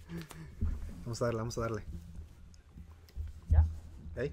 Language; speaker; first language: Spanish; native; Spanish